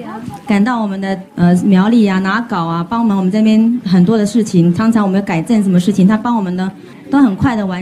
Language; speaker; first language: Chinese; native; Chinese